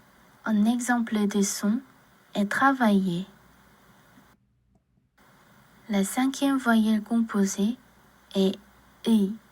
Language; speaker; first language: French; non-native, learner; Korean